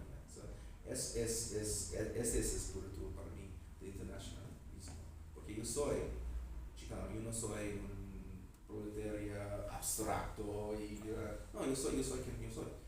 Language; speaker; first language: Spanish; non-native, learner; English